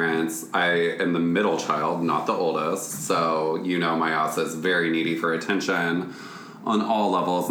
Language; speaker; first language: English; native; English